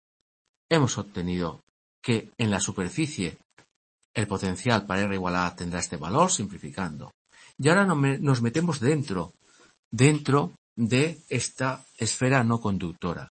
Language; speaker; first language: Spanish; native; Spanish